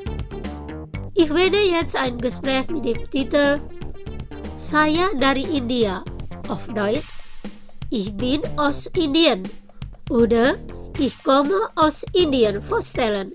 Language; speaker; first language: German; non-native, fluent; Indonesian